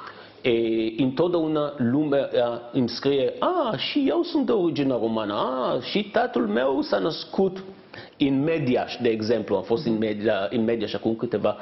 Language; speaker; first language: Romanian; non-native, fluent; Hebrew